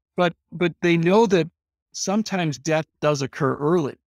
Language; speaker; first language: English; native; English